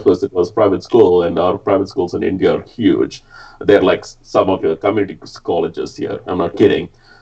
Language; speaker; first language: English; non-native, local second language; Tamil